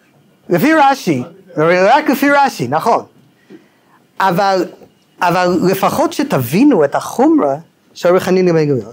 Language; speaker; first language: Hebrew; non-native, fluent; English